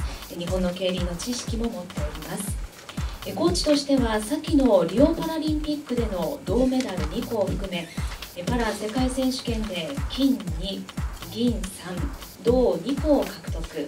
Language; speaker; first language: Japanese; native; Japanese